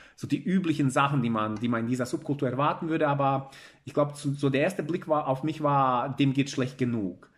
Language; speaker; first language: German; early bilingual, other home language; Bosnian